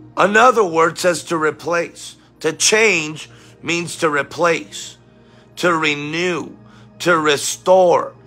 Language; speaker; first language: English; native; English